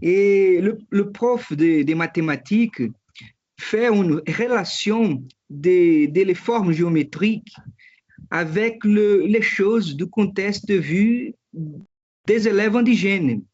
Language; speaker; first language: French; non-native, fluent; Portuguese